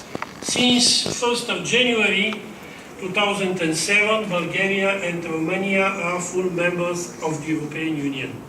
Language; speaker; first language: English; non-native, fluent; Bulgarian